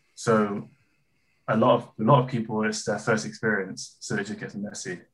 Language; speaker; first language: English; native; English